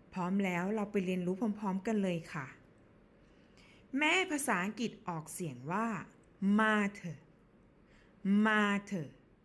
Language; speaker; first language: Thai; native; Thai